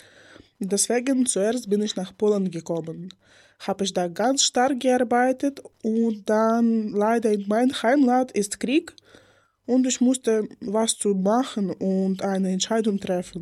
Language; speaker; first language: German; non-native, learner; Ukrainian